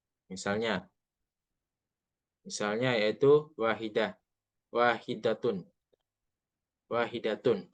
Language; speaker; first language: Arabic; non-native, fluent; Indonesian